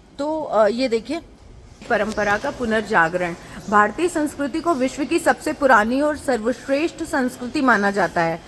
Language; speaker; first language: Hindi; native; Hindi